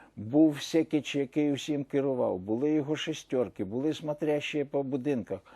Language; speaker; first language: Ukrainian; native; Ukrainian